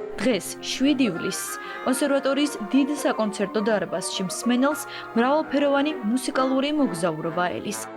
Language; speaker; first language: Georgian; native; Georgian